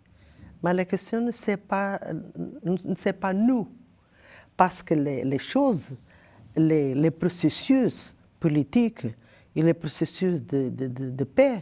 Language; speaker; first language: French; non-native, learner; Portuguese